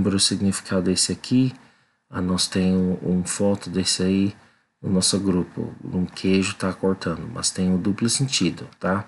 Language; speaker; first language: Portuguese; non-native, learner; English